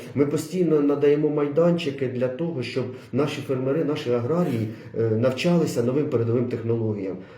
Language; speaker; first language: Ukrainian; native; Ukrainian